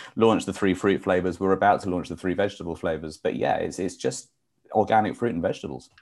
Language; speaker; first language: English; native; English